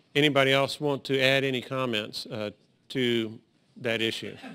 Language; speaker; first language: English; native; English